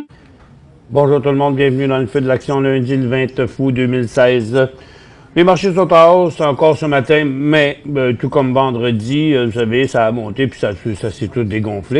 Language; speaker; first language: French; native; French